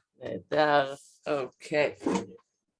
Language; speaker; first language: Hebrew; non-native, fluent; English